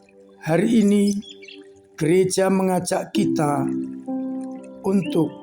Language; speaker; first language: Indonesian; non-native, local second language; Javanese